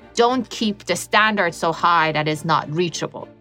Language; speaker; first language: English; non-native, fluent; Persian